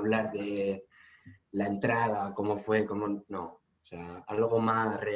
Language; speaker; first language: Spanish; native; Spanish